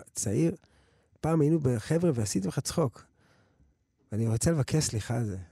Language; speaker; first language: Hebrew; early bilingual, other home language; English